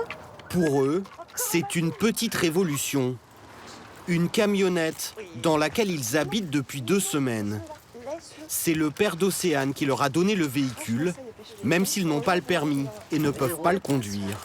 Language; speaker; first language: French; native; French